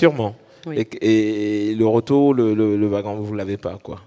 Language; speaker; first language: French; native; French